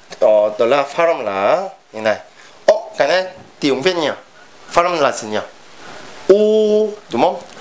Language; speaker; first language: Vietnamese; non-native, fluent; Korean